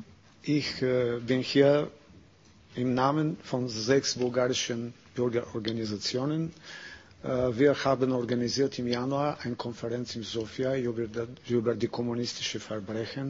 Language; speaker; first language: German; non-native, fluent; Bulgarian